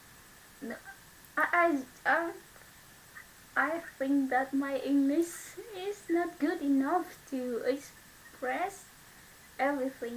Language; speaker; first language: English; non-native, learner; Vietnamese